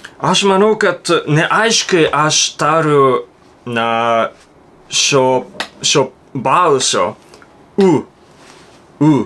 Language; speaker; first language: Lithuanian; non-native, learner; Japanese